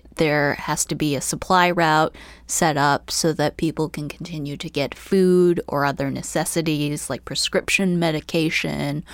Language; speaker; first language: English; early bilingual, other home language; Chinese